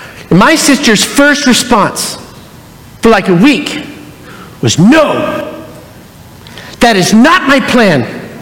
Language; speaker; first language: English; native; English